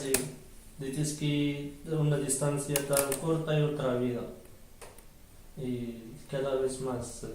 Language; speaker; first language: Spanish; early bilingual, other home language; Arabic